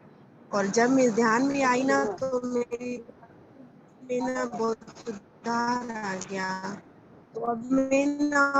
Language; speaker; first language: Hindi; non-native, local second language; Sindhi